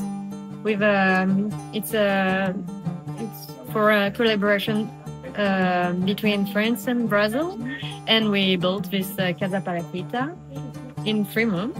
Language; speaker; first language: English; non-native, learner; French